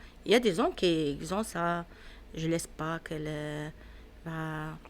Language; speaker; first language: French; non-native, learner; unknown